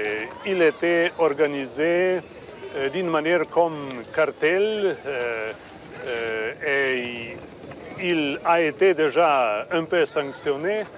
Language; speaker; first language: French; non-native, fluent; Slovenian